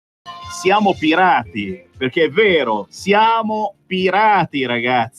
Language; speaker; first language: Italian; native; Italian